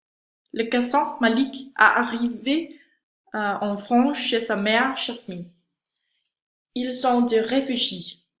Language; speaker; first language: French; non-native, learner; Danish